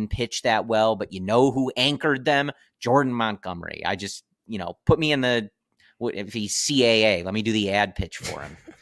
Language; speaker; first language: English; native; English